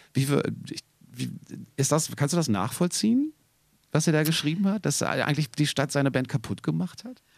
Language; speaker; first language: German; native; German